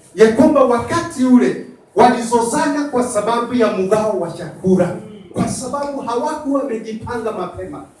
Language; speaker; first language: English; non-native, local second language; Swahili